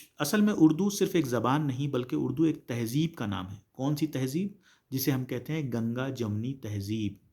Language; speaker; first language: Urdu; native; Urdu